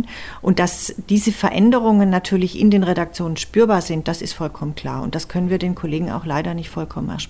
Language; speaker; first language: German; native; German